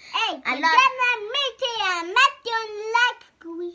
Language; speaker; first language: Italian; early bilingual, heritage; Italian